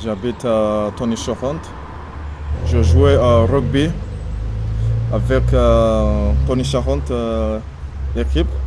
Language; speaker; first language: French; non-native, learner; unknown